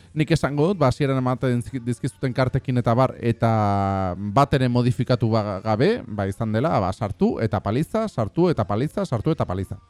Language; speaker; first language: Basque; non-native, local second language; Spanish